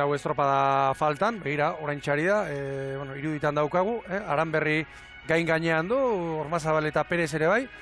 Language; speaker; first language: Basque; native; Basque